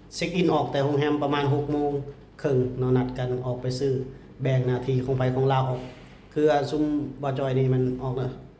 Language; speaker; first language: Lao; non-native, local second language; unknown